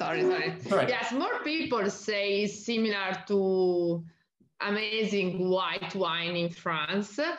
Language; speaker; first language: English; non-native, learner; Italian